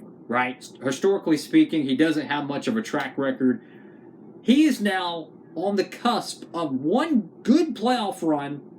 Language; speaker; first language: English; native; English